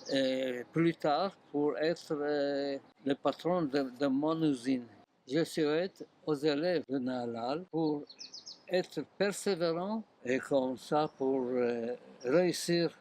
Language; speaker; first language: French; non-native, fluent; Hebrew